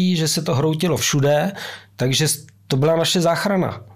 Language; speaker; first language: Czech; native; Czech